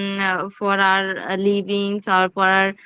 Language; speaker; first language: English; non-native, learner; Bangla